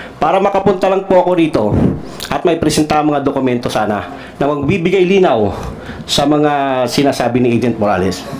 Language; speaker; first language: Filipino; non-native, local second language; Cebuano